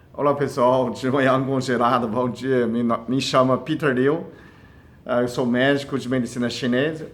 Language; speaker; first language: Portuguese; non-native, fluent; Chinese